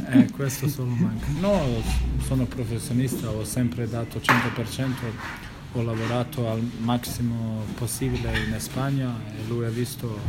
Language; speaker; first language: Italian; non-native, fluent; Bosnian